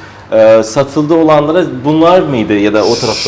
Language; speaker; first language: Turkish; non-native, fluent; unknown